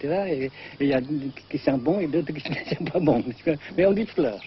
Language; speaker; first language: French; non-native, fluent; Vietnamese